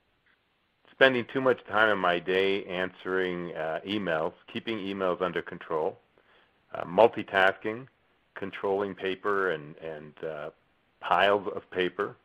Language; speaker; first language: English; native; English